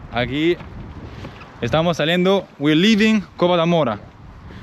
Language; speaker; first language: Spanish; non-native, learner; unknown